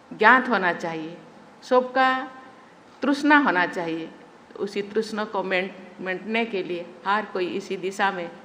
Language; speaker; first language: Hindi; non-native, local second language; Santali